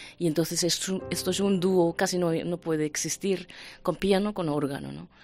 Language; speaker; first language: Spanish; non-native, fluent; Japanese